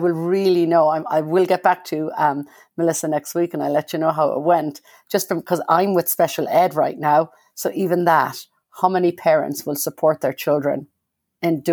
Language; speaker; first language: English; native; English